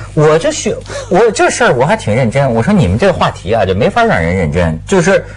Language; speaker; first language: Chinese; native; Chinese